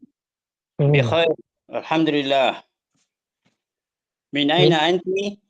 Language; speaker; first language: Arabic; non-native, learner; Malay